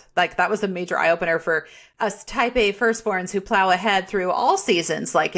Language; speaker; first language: English; native; English